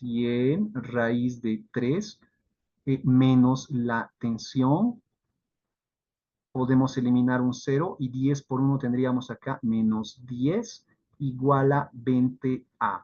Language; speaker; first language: Spanish; native; Spanish